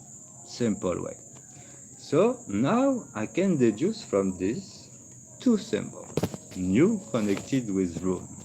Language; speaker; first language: English; non-native, learner; French